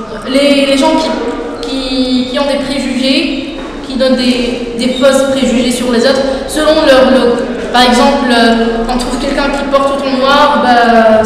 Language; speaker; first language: French; non-native, local second language; Arabic